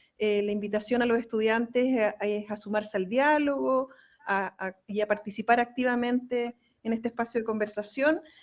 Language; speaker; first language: Spanish; native; Spanish